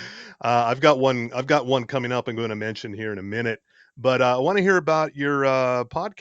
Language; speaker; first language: English; native; English